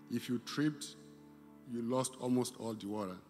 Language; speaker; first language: English; non-native, local second language; Igbo